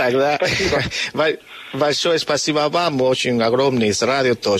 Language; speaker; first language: Russian; non-native, learner; Spanish